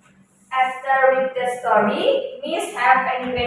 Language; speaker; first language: English; non-native, learner; Indonesian